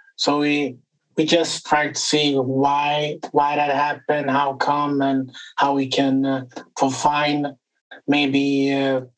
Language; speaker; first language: English; non-native, fluent; Swedish